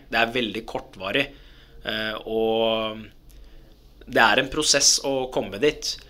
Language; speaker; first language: Norwegian; early bilingual, other home language; Arabic